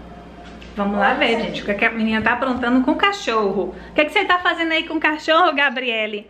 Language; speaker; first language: Portuguese; native; Portuguese